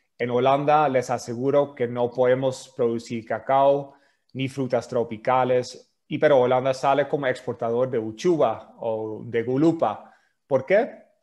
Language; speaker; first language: Spanish; non-native, fluent; Dutch